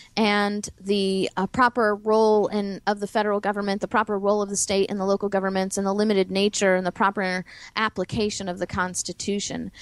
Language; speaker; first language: English; native; English